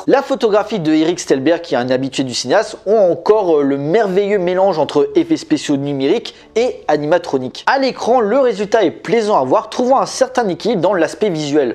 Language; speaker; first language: French; native; French